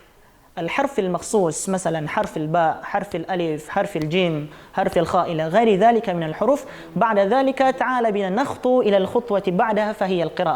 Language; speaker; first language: Arabic; non-native, fluent; Indonesian